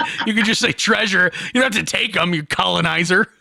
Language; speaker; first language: English; native; English